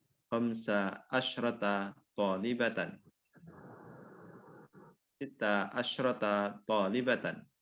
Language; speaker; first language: Arabic; non-native, learner; Indonesian